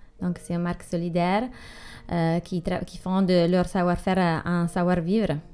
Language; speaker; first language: French; non-native, fluent; Italian